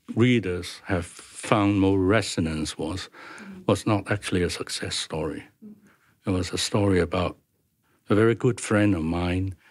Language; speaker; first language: English; non-native, local second language; Cantonese